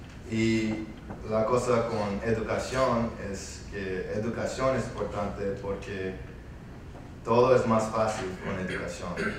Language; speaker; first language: Spanish; early bilingual, other home language; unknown